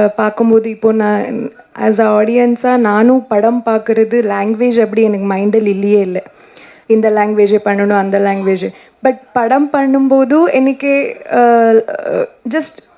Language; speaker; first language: Tamil; non-native, learner; Kannada